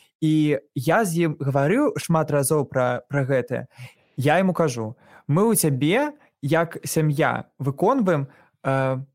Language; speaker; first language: Belarusian; non-native, local second language; Russian